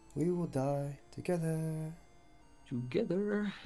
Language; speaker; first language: English; native; English